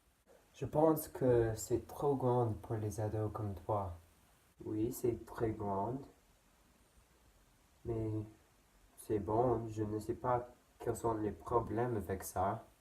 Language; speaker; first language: French; non-native, learner; English